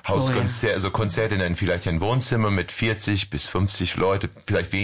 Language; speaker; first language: German; non-native, fluent; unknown